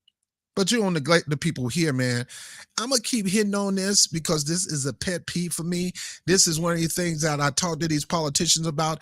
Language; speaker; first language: English; native; English